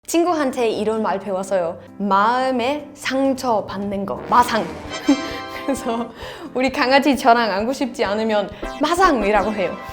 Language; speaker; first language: Korean; non-native, fluent; Danish